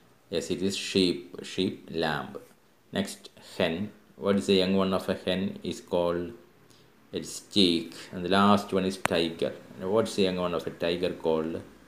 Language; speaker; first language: English; non-native, local second language; Malayalam